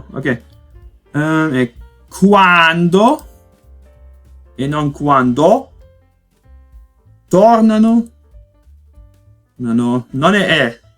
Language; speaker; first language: Italian; non-native, learner; Portuguese